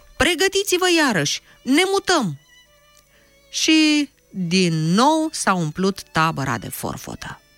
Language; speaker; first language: Romanian; native; Romanian